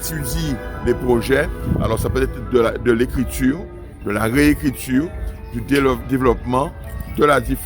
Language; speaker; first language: French; native; French